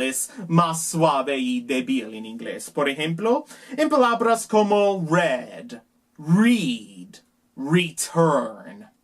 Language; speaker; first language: Spanish; non-native, learner; English